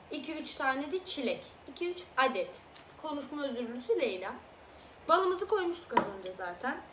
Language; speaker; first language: Turkish; early bilingual, other home language; Azerbaijani